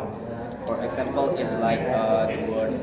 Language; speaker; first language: English; non-native, learner; Indonesian